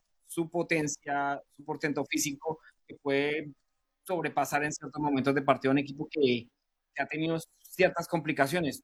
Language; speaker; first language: Spanish; native; Spanish